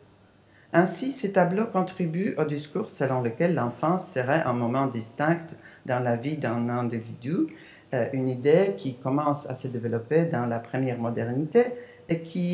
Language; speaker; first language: French; non-native, fluent; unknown